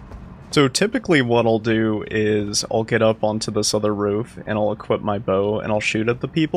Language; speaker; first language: English; native; English